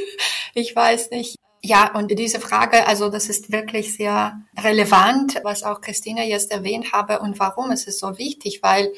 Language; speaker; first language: German; non-native, fluent; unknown